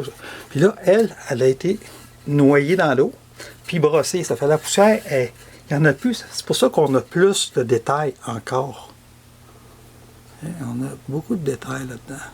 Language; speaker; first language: French; native; French